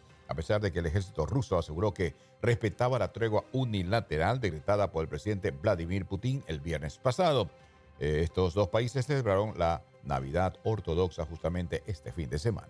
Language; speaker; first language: Spanish; native; Spanish